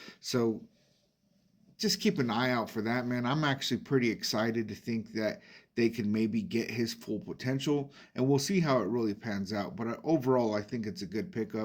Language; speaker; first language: English; native; English